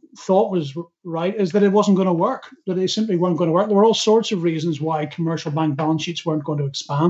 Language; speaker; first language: English; native; English